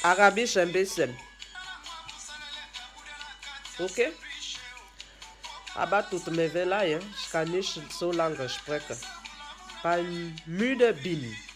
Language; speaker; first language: German; non-native, learner; French